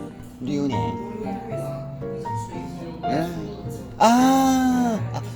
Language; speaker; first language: Chinese; non-native, learner; Japanese